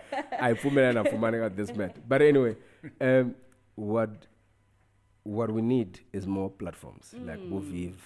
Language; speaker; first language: English; non-native, local second language; Tsonga